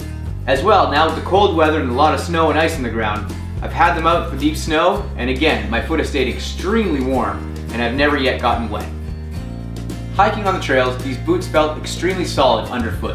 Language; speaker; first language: English; native; English